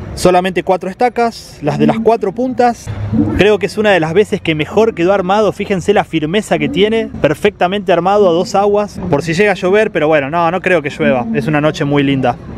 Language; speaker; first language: Spanish; native; Spanish